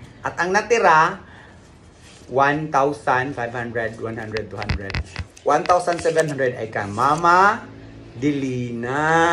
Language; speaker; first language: Filipino; non-native, local second language; Cebuano